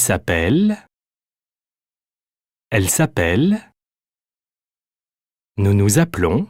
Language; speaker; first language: French; native; French